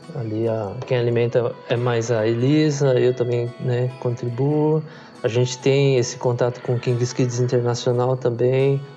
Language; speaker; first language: Portuguese; native; Portuguese